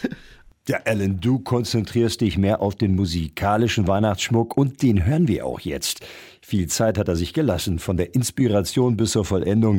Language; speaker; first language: German; native; German